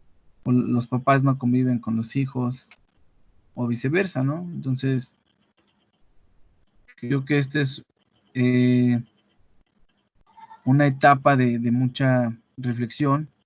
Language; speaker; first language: Spanish; native; Spanish